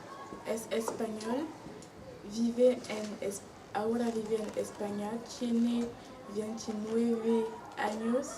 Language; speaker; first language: Spanish; non-native, learner; French